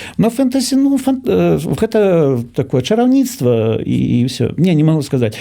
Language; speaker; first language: Belarusian; native; Belarusian